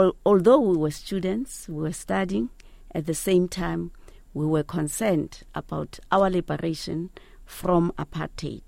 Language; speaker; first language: English; non-native, local second language; Xhosa